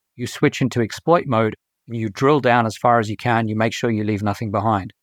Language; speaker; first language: English; native; English